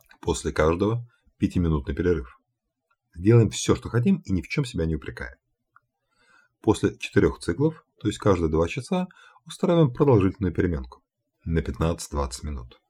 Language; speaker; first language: Russian; native; Russian